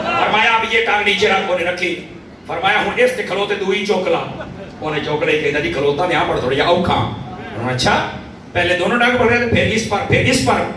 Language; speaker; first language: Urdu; non-native, local second language; Punjabi